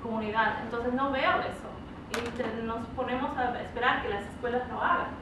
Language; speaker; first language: Spanish; early bilingual, other home language; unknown